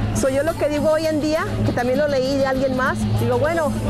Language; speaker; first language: Spanish; early bilingual, heritage; Spanish